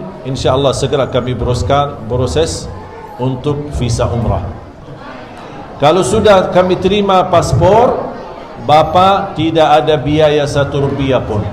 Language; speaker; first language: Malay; non-native, fluent; Arabic